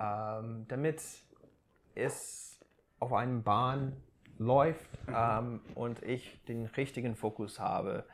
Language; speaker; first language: German; non-native, fluent; English